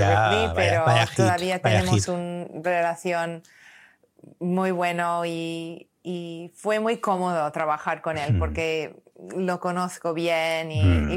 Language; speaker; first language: Spanish; non-native, learner; English